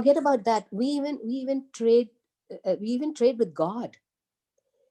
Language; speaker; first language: English; native; English